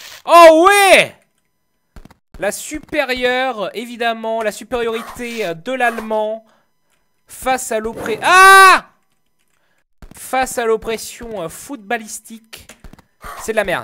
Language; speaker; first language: French; native; French